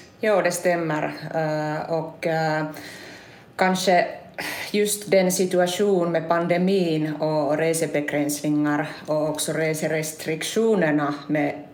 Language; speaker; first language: Swedish; non-native, local second language; Finnish